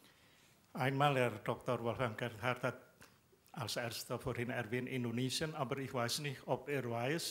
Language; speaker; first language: German; non-native, fluent; Indonesian